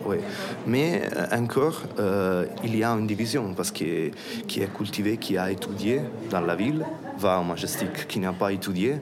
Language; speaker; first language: French; non-native, fluent; Italian